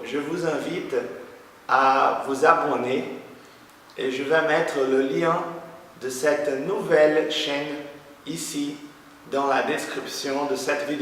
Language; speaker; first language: French; non-native, fluent; Portuguese